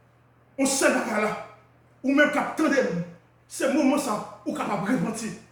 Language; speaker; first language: French; non-native, local second language; Haitian Creole